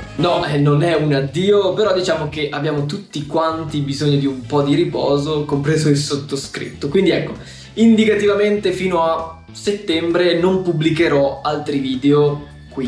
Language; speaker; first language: Italian; native; Italian